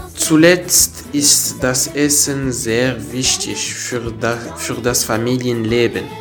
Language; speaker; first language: German; non-native, learner; Arabic